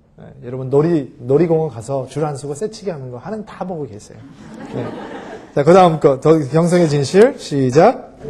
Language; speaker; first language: Korean; early bilingual, heritage; Korean